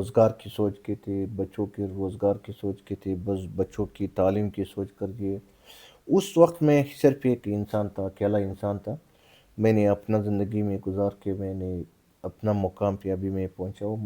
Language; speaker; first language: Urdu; non-native, local second language; Pashto